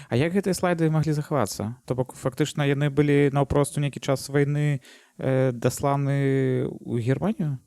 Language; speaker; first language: Belarusian; non-native, local second language; Russian